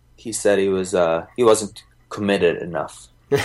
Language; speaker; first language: English; early bilingual, other home language; Bosnian